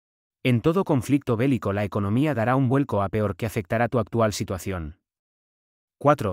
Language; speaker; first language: Spanish; native; Spanish